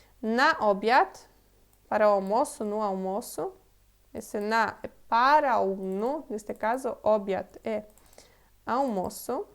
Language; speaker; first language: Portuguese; non-native, fluent; Polish